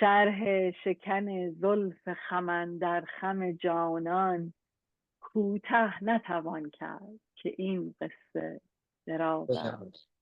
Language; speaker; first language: Persian; native; Persian